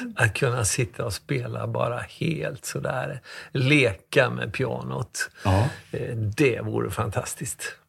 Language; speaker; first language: Swedish; native; Swedish